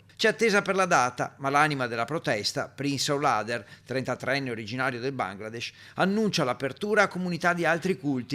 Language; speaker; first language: Italian; native; Italian